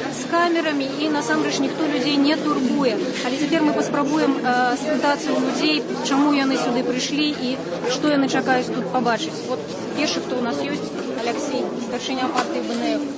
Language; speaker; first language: Belarusian; native; Belarusian